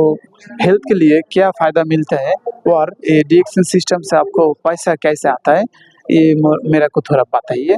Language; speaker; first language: Hindi; non-native, fluent; Bangla